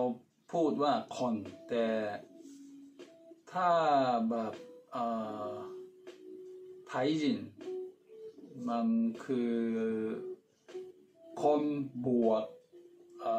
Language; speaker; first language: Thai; non-native, fluent; Japanese